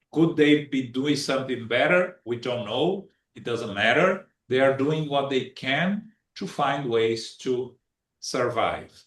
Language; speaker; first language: English; non-native, fluent; Portuguese